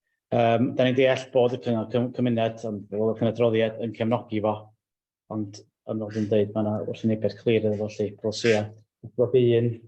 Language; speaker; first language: Welsh; native; Welsh